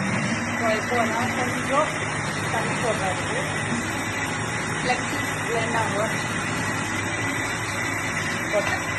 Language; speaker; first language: Tamil; non-native, local second language; Urdu